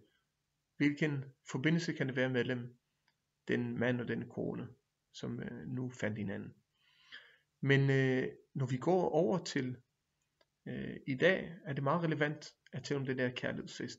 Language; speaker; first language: Danish; non-native, fluent; Hebrew